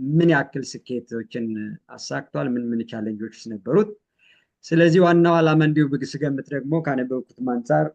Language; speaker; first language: Amharic; native; Amharic